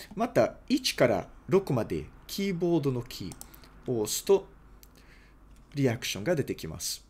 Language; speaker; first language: Japanese; non-native, fluent; Portuguese